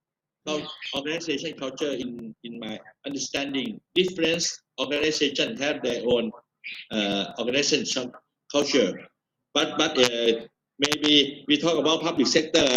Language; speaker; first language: English; non-native, fluent; Thai